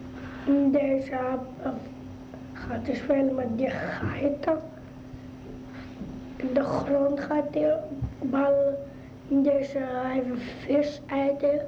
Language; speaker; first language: Dutch; early bilingual, other home language; Arabic